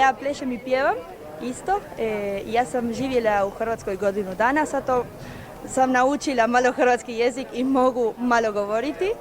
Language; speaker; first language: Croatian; non-native, learner; Spanish